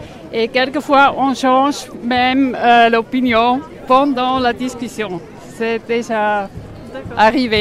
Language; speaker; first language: French; non-native, local second language; Swiss German